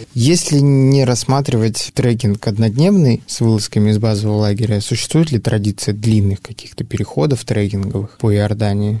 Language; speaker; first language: Russian; native; Russian